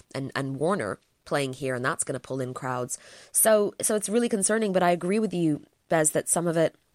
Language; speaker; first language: English; native; English